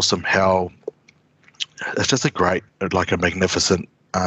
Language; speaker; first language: English; native; English